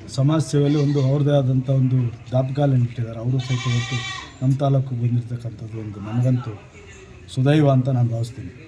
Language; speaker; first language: Kannada; native; Kannada